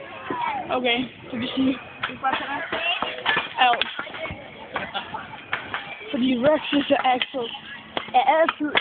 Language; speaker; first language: Danish; native; Danish